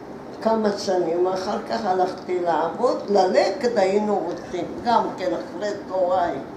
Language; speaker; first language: Hebrew; early bilingual, other home language; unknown